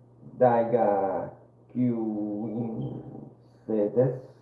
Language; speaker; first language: Japanese; non-native, learner; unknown